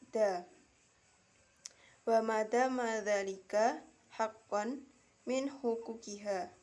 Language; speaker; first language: Arabic; non-native, learner; Indonesian